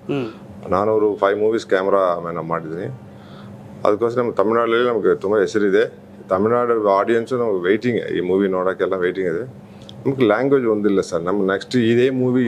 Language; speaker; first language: Kannada; non-native, learner; Tamil